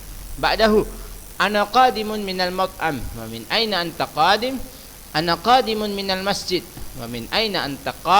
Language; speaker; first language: Arabic; non-native, fluent; Indonesian